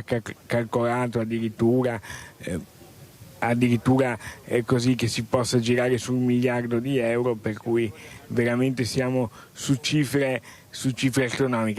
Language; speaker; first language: Italian; native; Italian